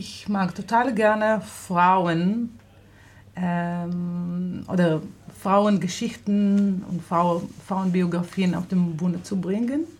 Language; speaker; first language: German; non-native, fluent; Hebrew